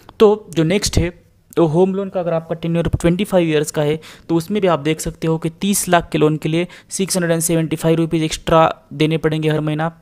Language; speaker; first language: Hindi; non-native, local second language; Marathi